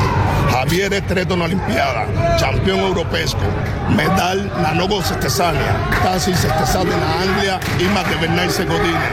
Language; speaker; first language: Bulgarian; non-native, learner; Spanish